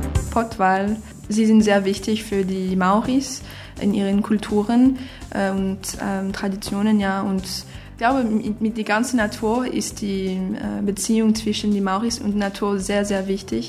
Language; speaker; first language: German; non-native, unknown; English